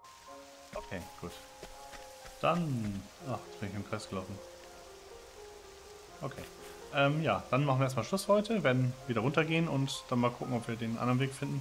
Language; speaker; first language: German; native; German